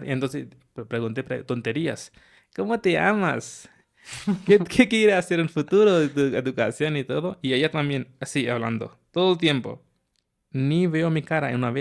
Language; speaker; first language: Spanish; non-native, learner; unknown